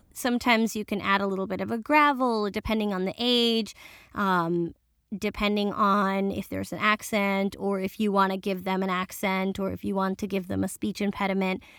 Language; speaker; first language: English; early bilingual, other home language; Spanish